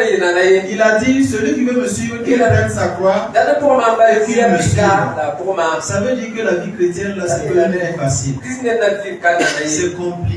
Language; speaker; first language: French; non-native, local second language; Mossi